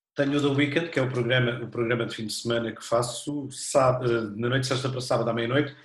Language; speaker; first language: Portuguese; native; Portuguese